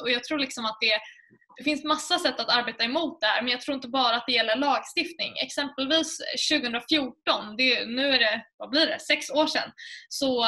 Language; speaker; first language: Swedish; native; Swedish